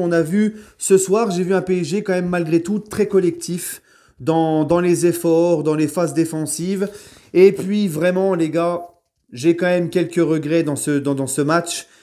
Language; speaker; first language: French; native; French